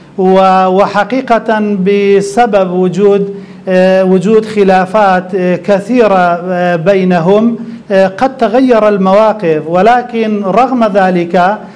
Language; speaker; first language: Arabic; non-native, local second language; Kurdish